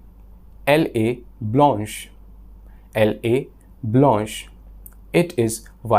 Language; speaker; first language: French; non-native, fluent; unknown